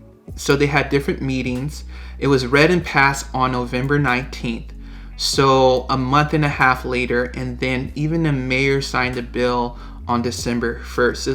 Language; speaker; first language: English; native; English